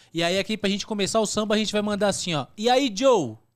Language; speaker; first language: Portuguese; native; Portuguese